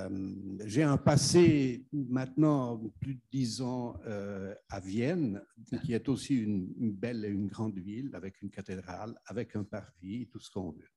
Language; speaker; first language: French; non-native, fluent; German